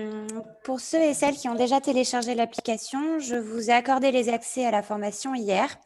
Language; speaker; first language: French; native; French